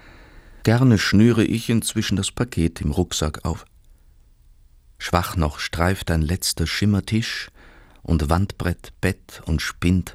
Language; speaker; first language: German; native; German